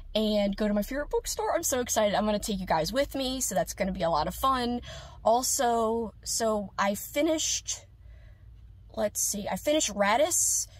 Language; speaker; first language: English; native; English